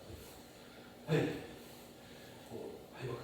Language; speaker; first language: Japanese; non-native, learner; Hebrew